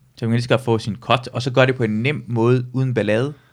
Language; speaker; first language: Danish; native; Danish